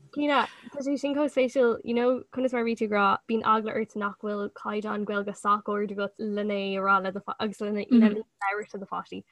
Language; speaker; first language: Irish; non-native, local second language; English